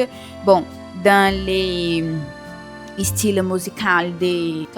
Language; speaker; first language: French; non-native, learner; Portuguese